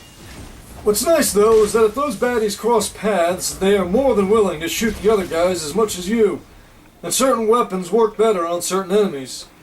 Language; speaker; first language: English; native; English